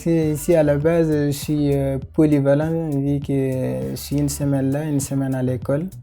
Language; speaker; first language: French; non-native, fluent; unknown